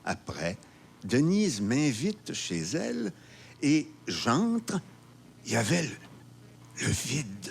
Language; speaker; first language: French; native; French